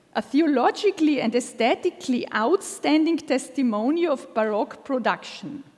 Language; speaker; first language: English; non-native, fluent; German